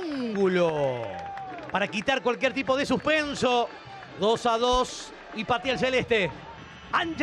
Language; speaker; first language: Spanish; native; Spanish